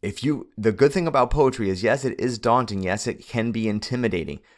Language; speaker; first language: English; native; English